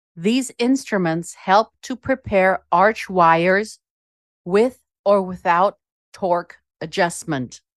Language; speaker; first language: English; non-native, fluent; German